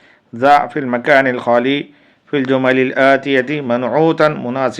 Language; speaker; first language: Arabic; non-native, fluent; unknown